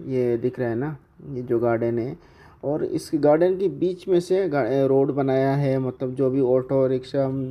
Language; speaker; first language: Hindi; non-native, local second language; Bangla